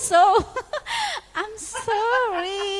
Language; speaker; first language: English; non-native, learner; Indonesian